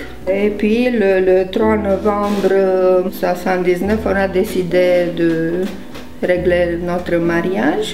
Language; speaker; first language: French; non-native, fluent; Romanian